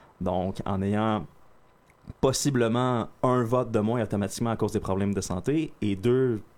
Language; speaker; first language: French; native; French